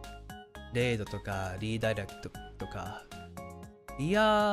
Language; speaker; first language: Japanese; non-native, learner; English